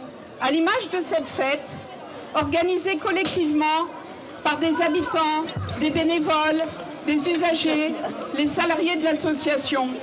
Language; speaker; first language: French; native; French